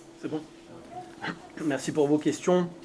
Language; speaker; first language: French; non-native, local second language; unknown